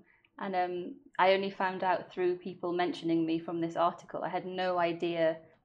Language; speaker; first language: English; non-native, local second language; Welsh